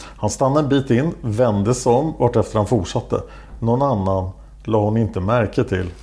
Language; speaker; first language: Swedish; native; Swedish